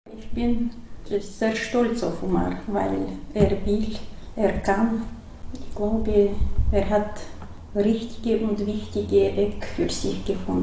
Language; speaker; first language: German; non-native, learner; Chechen